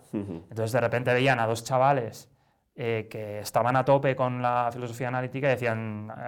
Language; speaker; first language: Spanish; native; Spanish